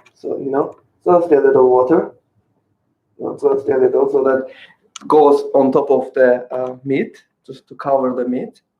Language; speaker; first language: English; non-native, fluent; Azerbaijani